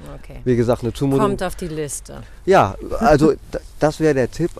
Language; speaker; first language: German; non-native, fluent; Greek